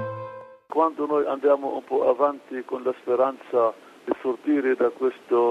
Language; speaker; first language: Italian; non-native, fluent; Arabic